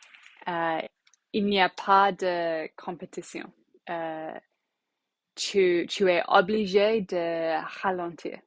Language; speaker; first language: French; non-native, learner; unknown